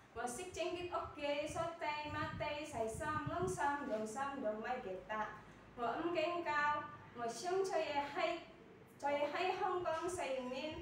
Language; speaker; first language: Cantonese; non-native, learner; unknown